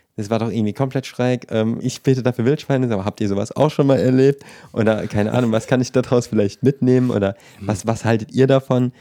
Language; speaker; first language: German; native; German